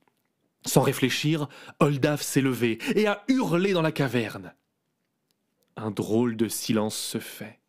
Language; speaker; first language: French; native; French